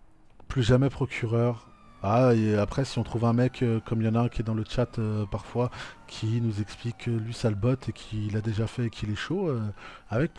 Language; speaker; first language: French; native; French